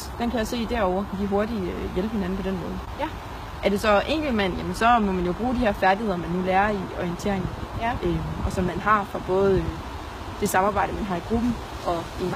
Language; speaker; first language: Danish; native; Danish